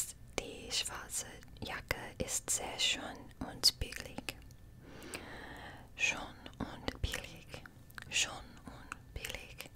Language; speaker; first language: German; non-native, learner; English